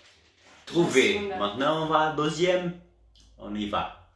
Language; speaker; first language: French; non-native, learner; Portuguese